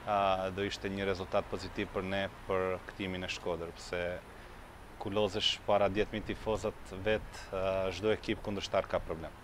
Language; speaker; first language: Albanian; non-native, fluent; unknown